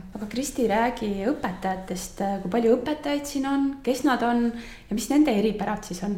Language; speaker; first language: Estonian; native; Estonian